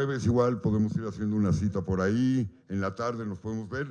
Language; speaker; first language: Spanish; native; Spanish